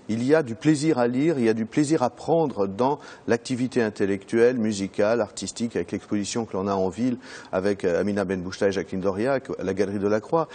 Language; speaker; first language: French; native; French